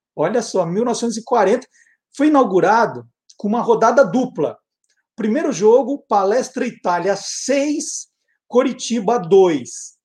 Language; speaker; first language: Portuguese; native; Portuguese